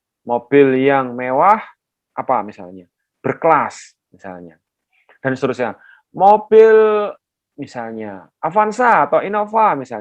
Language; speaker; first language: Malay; non-native, local second language; Javanese